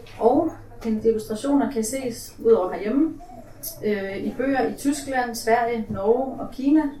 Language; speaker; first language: Danish; native; Danish